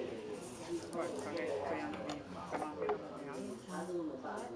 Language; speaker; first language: French; native; French